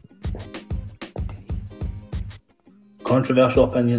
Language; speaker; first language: English; native; English